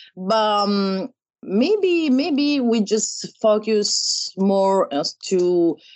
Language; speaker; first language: English; non-native, learner; Italian